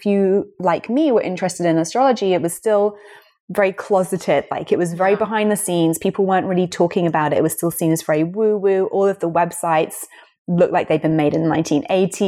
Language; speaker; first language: English; native; English